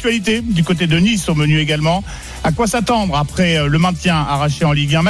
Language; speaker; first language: French; native; French